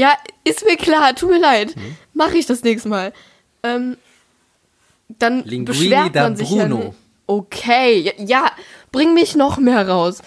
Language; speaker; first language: German; native; German